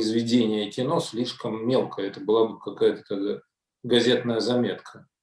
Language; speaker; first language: Russian; native; Russian